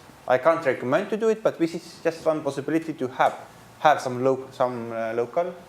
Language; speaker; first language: English; non-native, fluent; Estonian